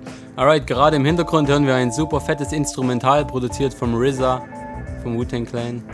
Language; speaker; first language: German; native; German